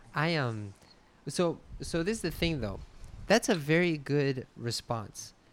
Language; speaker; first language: English; native; English